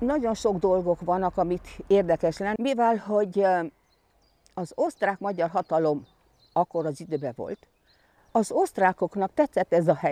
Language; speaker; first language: Hungarian; non-native, local second language; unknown